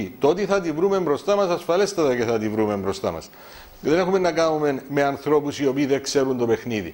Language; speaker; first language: Greek; native; Greek